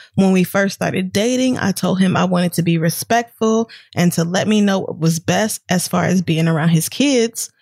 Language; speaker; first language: English; native; English